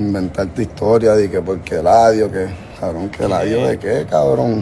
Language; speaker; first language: Spanish; native; Spanish